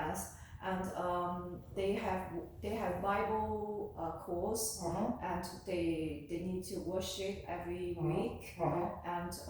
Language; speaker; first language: English; non-native, learner; Chinese